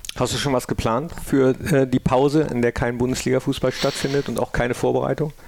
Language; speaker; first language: German; native; German